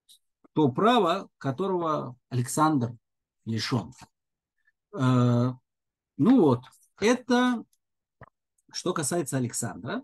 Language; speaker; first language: Russian; native; Russian